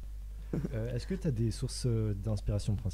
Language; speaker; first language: French; native; French